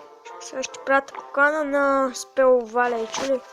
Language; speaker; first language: Bulgarian; native; Bulgarian